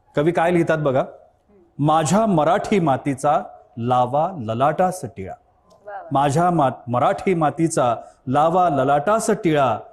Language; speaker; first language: Marathi; native; Marathi